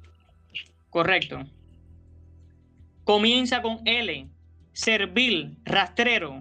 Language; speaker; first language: Spanish; native; Spanish